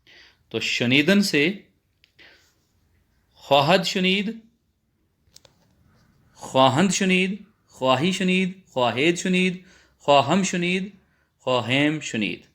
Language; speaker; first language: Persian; non-native, fluent; Urdu